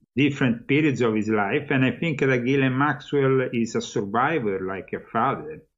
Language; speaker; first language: English; non-native, fluent; Italian